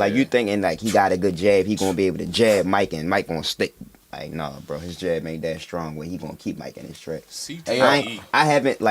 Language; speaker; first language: English; native; English